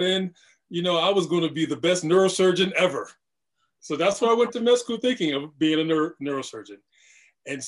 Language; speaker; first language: English; native; English